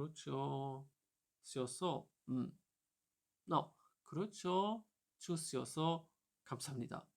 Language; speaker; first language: Korean; non-native, learner; German